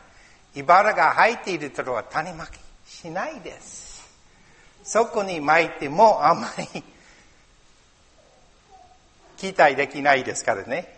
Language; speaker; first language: Japanese; non-native, learner; English